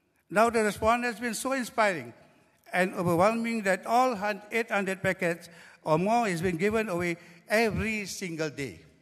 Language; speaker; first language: English; non-native, local second language; Malay